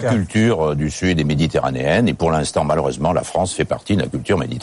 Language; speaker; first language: French; native; French